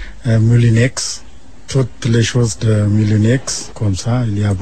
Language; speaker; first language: French; non-native, learner; Amharic